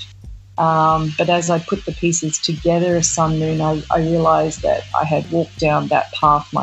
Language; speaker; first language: English; native; English